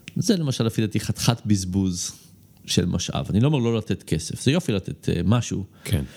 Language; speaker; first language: Hebrew; early bilingual, other home language; English